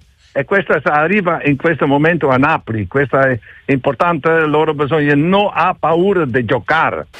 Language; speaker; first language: Italian; non-native, learner; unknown